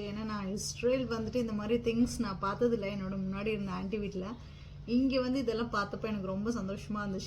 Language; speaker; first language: Tamil; non-native, local second language; Malayalam